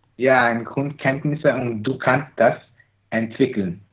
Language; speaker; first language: German; non-native, learner; Chinese